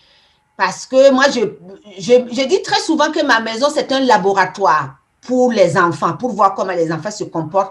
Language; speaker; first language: French; non-native, local second language; Mossi